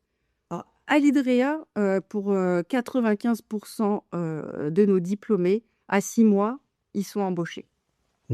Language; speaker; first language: French; native; French